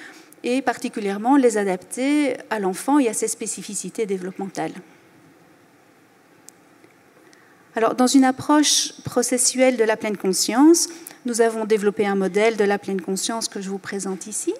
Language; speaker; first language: French; native; French